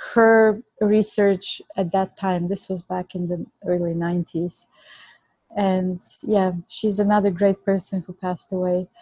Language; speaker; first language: English; non-native, fluent; Bulgarian